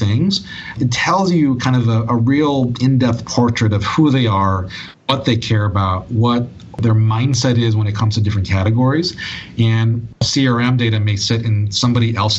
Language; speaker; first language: English; native; English